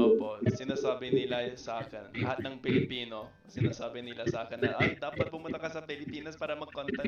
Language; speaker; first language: Filipino; non-native, fluent; English